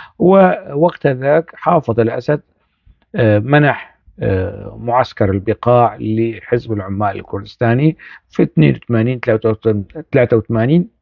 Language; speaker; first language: Arabic; non-native, local second language; Kurdish